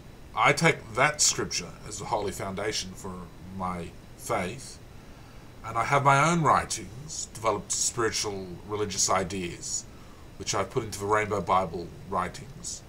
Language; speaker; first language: English; native; English